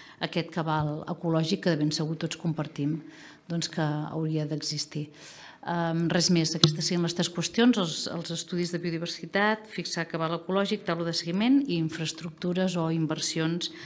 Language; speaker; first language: Catalan; native; Catalan